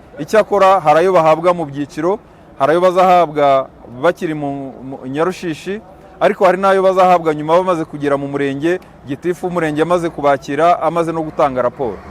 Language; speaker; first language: Kinyarwanda; native; Kinyarwanda